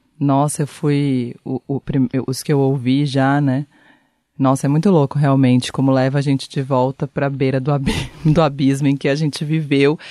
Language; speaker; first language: Portuguese; native; Portuguese